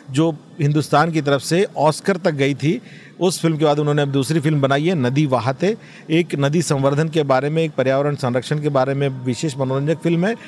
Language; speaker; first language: Hindi; non-native, local second language; Marathi